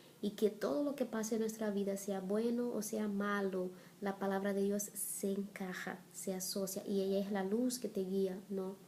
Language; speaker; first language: Spanish; non-native, fluent; Portuguese